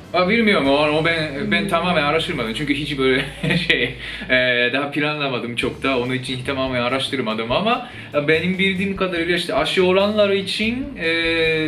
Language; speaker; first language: Turkish; non-native, fluent; Japanese